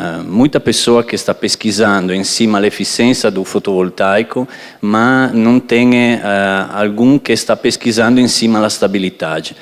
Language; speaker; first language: Portuguese; non-native, fluent; Italian